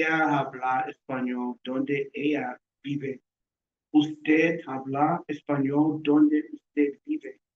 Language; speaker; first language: Spanish; non-native, learner; English